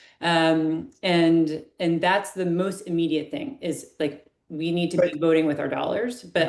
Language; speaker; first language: English; native; English